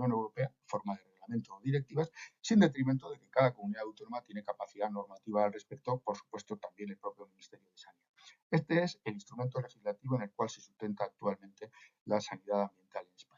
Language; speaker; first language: Spanish; native; Spanish